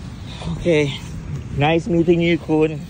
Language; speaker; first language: English; non-native, local second language; Filipino